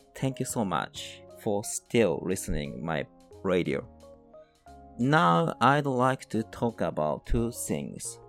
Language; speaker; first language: English; non-native, fluent; Japanese